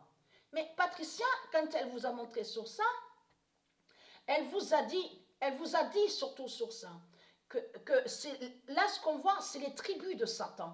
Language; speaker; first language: French; native; French